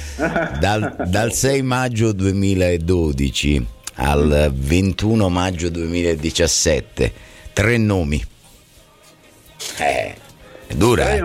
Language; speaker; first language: Italian; native; Italian